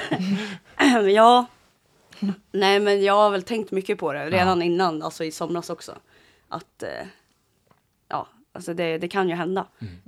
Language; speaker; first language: Swedish; native; Swedish